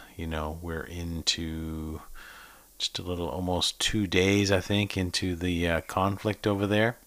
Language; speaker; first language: English; native; English